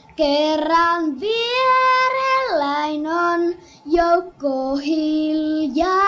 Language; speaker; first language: Finnish; native; Finnish